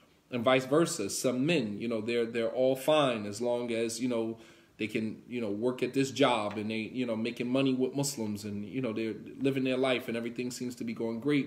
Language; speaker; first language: English; native; English